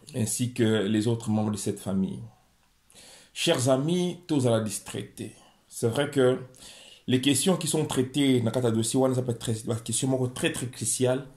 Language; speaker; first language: French; non-native, local second language; Lingala